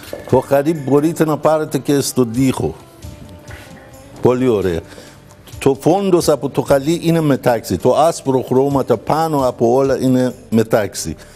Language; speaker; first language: Greek; non-native, learner; Persian